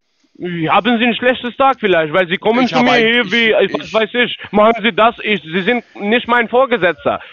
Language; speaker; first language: German; non-native, learner; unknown